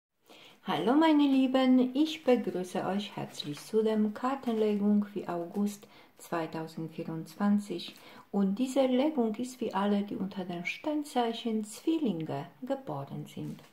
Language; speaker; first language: German; non-native, fluent; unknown